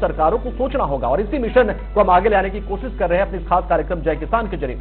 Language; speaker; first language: Hindi; native; Hindi